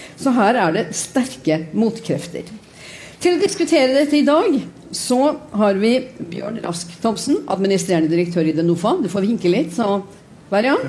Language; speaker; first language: Norwegian; native; Norwegian